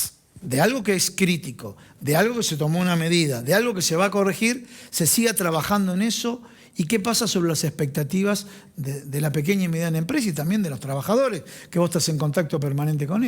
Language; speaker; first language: Spanish; native; Spanish